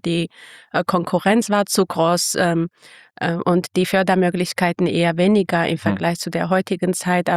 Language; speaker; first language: German; non-native, fluent; Armenian